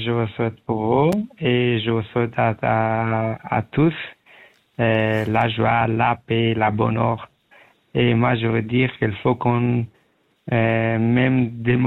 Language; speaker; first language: French; non-native, learner; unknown